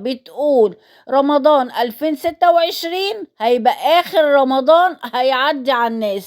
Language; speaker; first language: Arabic; native; Arabic